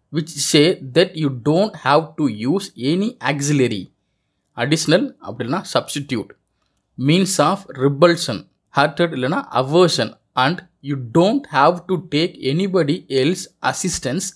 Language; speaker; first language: English; non-native, local second language; Tamil